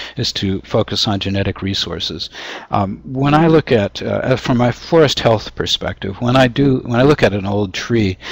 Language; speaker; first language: English; native; English